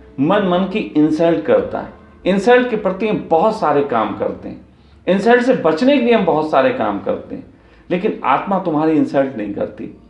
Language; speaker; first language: Hindi; native; Hindi